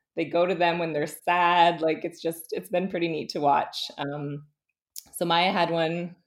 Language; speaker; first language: English; native; English